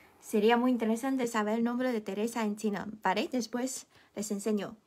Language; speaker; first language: Spanish; non-native, fluent; Chinese